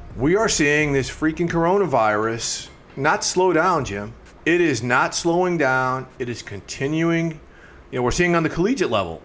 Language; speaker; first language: English; native; English